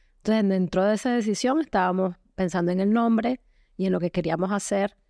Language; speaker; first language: Spanish; native; Spanish